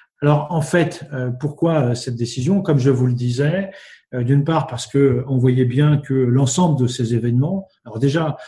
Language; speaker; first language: French; native; French